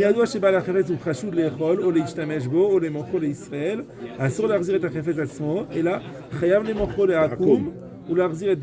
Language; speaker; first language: Hebrew; non-native, fluent; French